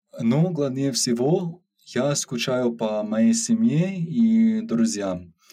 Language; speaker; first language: Russian; non-native, learner; English